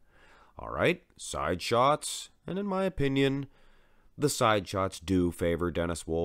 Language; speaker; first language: English; native; English